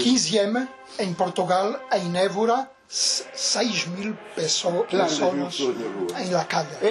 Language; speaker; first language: Spanish; non-native, fluent; Portuguese